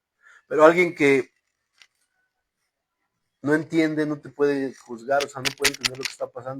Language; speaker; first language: Spanish; native; Spanish